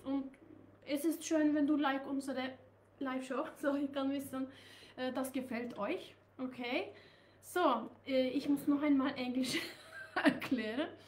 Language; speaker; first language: German; non-native, learner; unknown